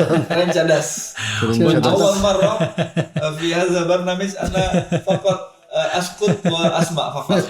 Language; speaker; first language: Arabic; non-native, fluent; Indonesian